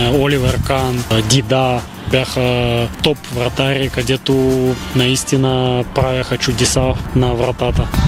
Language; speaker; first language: Bulgarian; early bilingual, heritage; Bulgarian